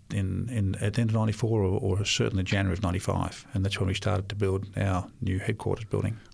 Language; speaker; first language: English; non-native, local second language; Russian